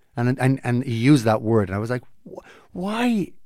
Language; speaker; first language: English; native; English